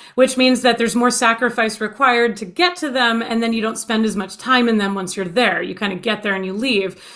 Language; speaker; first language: English; native; English